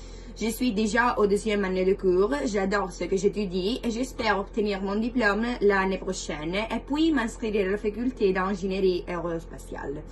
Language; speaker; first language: French; non-native, fluent; Italian